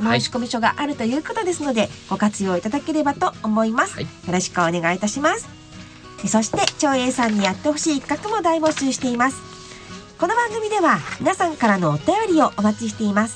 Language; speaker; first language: Japanese; native; Japanese